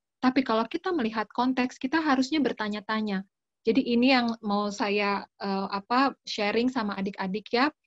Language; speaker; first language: Indonesian; native; Indonesian